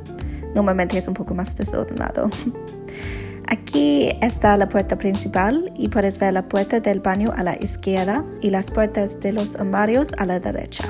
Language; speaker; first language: Spanish; non-native, learner; English